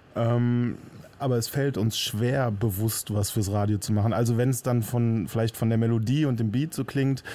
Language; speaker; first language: German; native; German